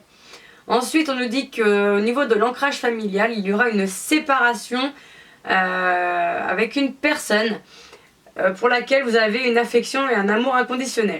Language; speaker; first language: French; native; French